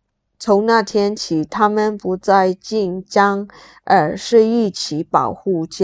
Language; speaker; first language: Chinese; non-native, fluent; Burmese